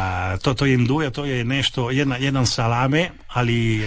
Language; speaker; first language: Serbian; non-native, local second language; Italian